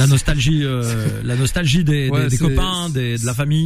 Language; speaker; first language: French; native; French